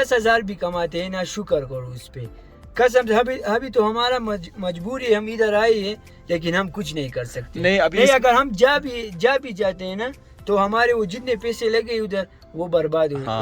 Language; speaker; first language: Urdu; non-native, local second language; Pashto